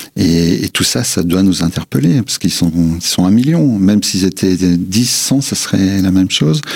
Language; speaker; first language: French; native; French